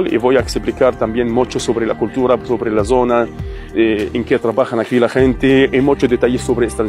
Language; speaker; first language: Spanish; non-native, fluent; Arabic